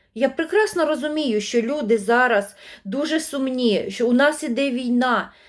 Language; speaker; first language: Ukrainian; non-native, local second language; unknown